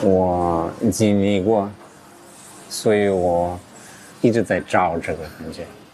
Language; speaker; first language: Chinese; non-native, fluent; English